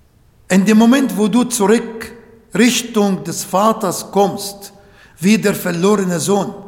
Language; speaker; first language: German; non-native, learner; Arabic